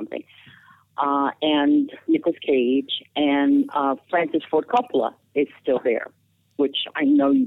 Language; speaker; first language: English; native; English